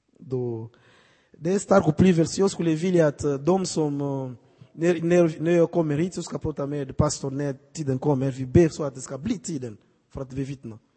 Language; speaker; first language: Swedish; non-native, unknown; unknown